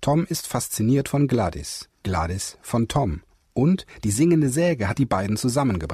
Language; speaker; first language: German; native; German